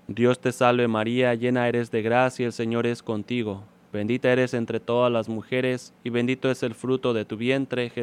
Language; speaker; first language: Spanish; native; Spanish